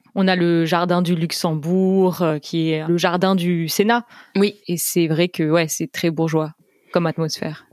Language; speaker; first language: French; native; French